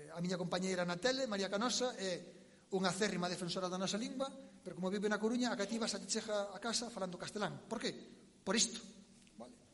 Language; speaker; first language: Galician; native; Galician